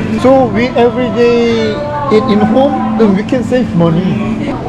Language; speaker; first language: English; non-native, learner; Korean